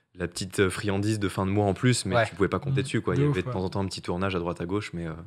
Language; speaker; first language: French; native; French